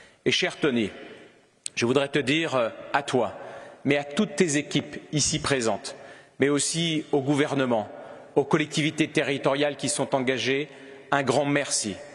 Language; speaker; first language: French; native; French